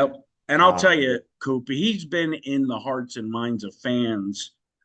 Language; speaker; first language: English; native; English